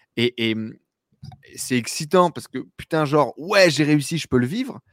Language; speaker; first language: French; native; French